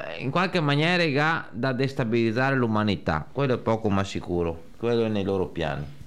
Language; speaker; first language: Italian; native; Italian